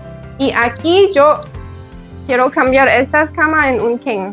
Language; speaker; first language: Spanish; non-native, learner; English